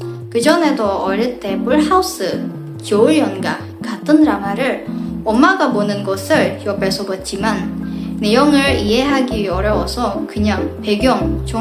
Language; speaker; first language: Korean; non-native, fluent; Indonesian